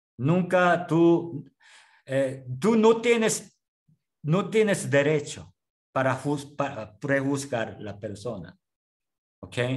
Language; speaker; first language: Spanish; non-native, learner; Korean